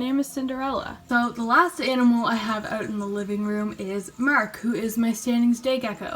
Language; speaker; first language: English; native; English